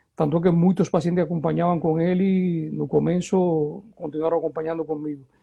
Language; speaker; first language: Portuguese; non-native, fluent; Spanish